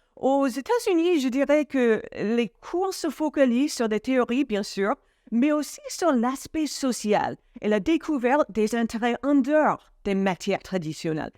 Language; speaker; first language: French; non-native, fluent; English